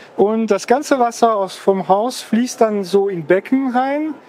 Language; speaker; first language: German; non-native, fluent; French